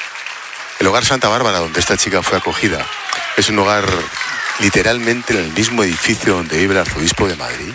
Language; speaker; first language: Spanish; native; Spanish